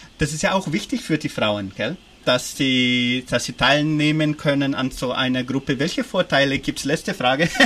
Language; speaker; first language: German; early bilingual, heritage; German